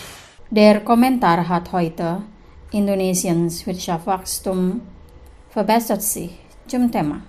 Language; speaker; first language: German; non-native, fluent; Indonesian